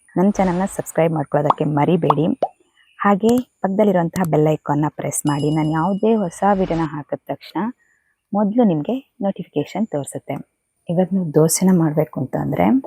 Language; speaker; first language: Kannada; non-native, local second language; Tulu